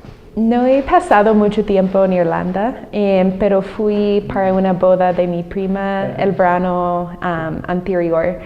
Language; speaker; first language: Spanish; non-native, fluent; English